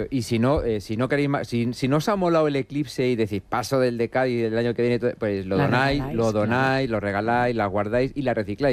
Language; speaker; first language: Spanish; native; Spanish